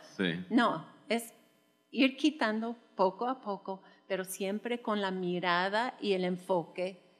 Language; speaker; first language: Spanish; non-native, fluent; English